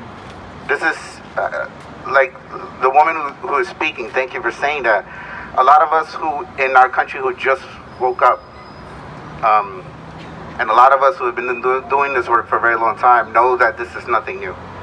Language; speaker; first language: English; early bilingual, other home language; Spanish